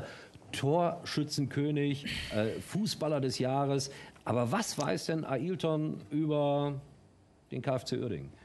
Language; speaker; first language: German; native; German